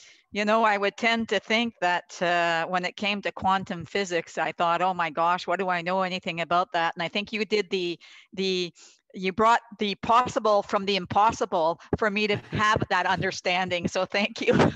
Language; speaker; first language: English; native; English